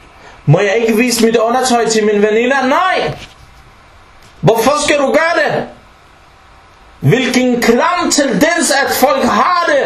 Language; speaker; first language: Danish; early bilingual, other home language; Arabic